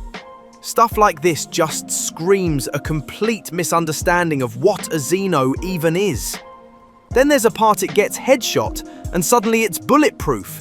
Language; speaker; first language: English; native; English